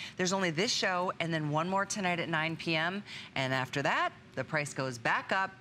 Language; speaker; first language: English; native; English